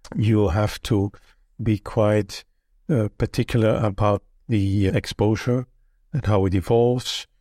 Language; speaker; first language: English; non-native, fluent; Dutch